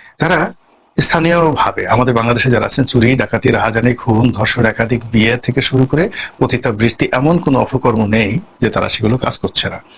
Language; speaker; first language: Bangla; native; Bangla